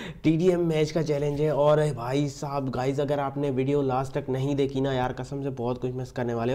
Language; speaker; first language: Hindi; native; Hindi